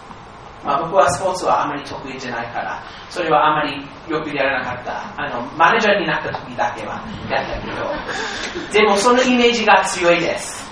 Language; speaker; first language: Japanese; non-native, fluent; English